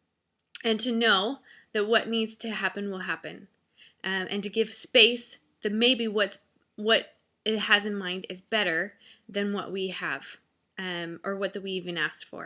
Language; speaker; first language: English; native; English